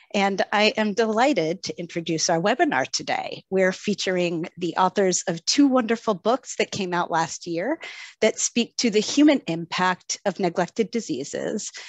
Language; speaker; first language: English; native; English